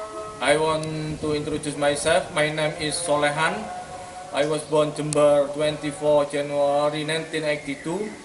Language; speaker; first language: English; non-native, learner; Indonesian